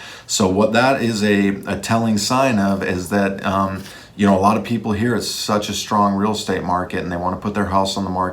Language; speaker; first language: English; native; English